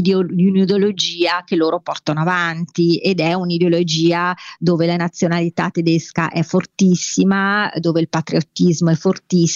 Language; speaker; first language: Italian; native; Italian